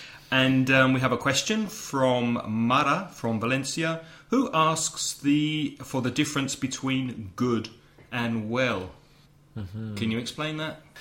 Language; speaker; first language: English; native; English